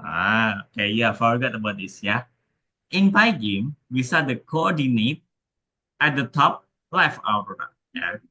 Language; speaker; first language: English; non-native, learner; Indonesian